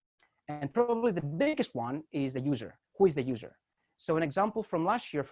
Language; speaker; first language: English; non-native, fluent; Greek